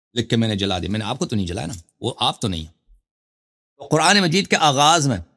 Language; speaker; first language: Urdu; non-native, fluent; Persian